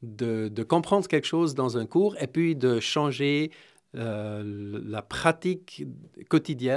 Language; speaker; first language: French; non-native, fluent; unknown